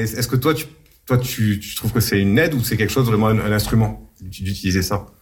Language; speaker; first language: French; native; French